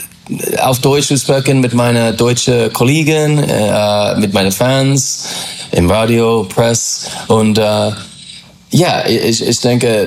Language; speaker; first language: German; non-native, learner; English